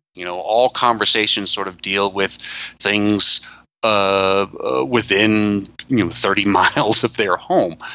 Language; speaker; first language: English; native; English